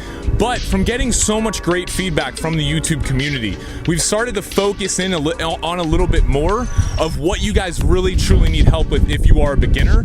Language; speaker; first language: English; native; English